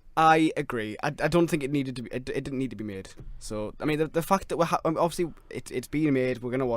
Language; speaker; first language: English; native; English